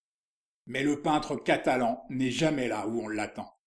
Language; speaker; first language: French; native; French